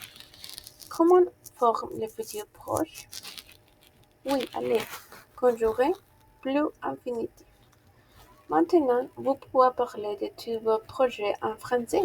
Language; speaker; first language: French; non-native, fluent; Spanish